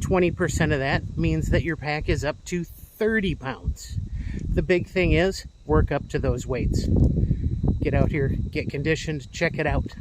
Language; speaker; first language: English; native; English